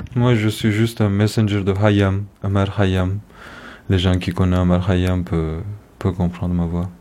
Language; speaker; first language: French; non-native, fluent; Turkish